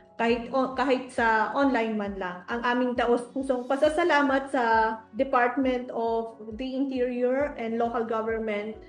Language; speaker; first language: Filipino; non-native, local second language; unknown